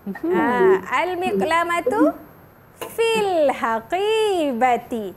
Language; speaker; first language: Arabic; non-native, learner; Malay